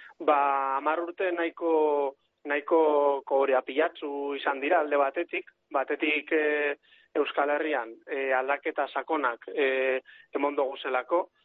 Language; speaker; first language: Basque; native; Basque